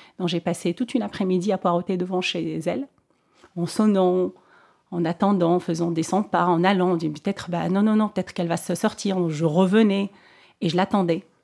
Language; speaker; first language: French; non-native, local second language; Arabic